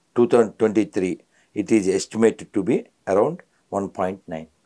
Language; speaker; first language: English; non-native, local second language; Telugu